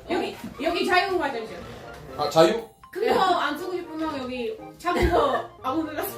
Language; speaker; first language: Korean; non-native, learner; Czech